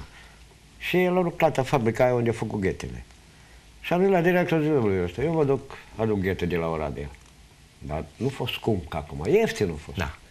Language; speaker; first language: Romanian; non-native, local second language; Hungarian